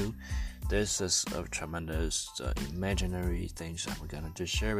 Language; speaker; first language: English; non-native, learner; Chinese